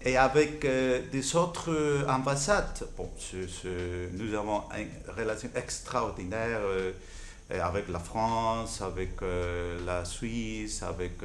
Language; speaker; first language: French; non-native, fluent; Spanish